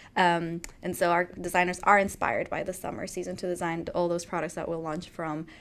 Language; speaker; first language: English; non-native, fluent; Spanish